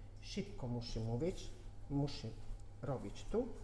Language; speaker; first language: Polish; non-native, learner; Italian